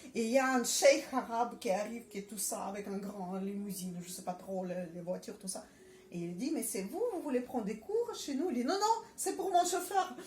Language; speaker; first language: French; non-native, fluent; Russian